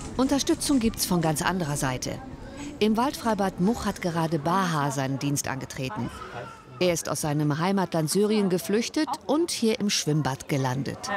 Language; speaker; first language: German; native; German